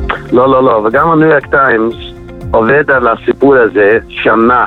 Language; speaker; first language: Hebrew; non-native, fluent; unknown